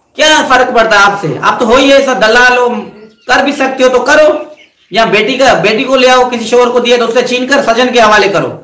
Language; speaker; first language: Urdu; non-native, local second language; Sindhi